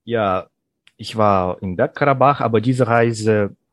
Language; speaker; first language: German; non-native, fluent; Russian